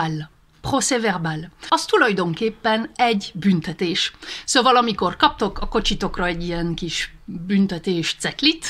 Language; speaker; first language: Hungarian; early bilingual, heritage; Hungarian